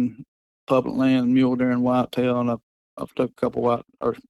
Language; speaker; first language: English; native; English